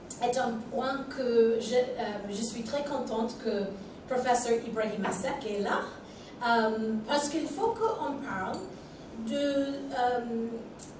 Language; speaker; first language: French; non-native, fluent; English